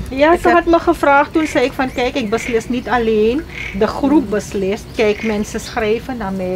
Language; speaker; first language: Dutch; non-native, local second language; Caribbean Hindustani